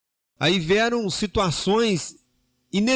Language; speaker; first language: Portuguese; native; Portuguese